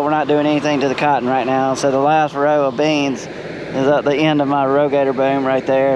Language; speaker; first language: English; native; English